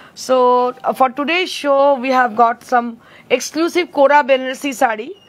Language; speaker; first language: Hindi; non-native, local second language; Bangla